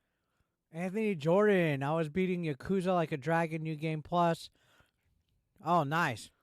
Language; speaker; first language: English; native; English